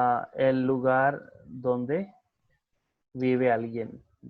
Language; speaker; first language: Spanish; non-native, fluent; Hindi